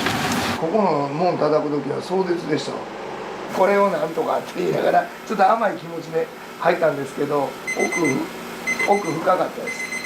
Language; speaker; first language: Japanese; native; Japanese